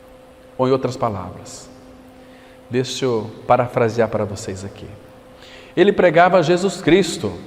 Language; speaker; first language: Portuguese; native; Portuguese